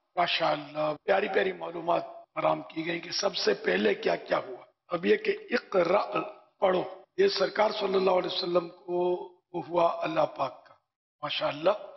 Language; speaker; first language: Urdu; native; Urdu